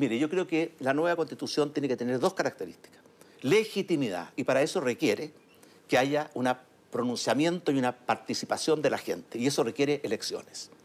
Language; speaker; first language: Spanish; native; Spanish